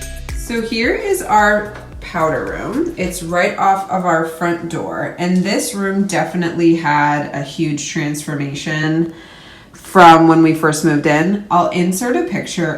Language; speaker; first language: English; native; English